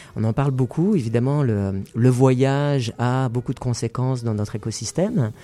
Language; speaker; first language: French; native; French